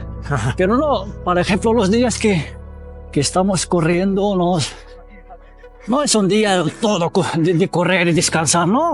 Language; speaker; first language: Spanish; non-native, fluent; Arabic